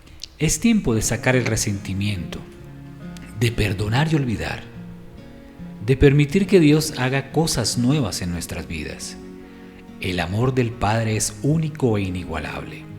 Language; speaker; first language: Spanish; native; Spanish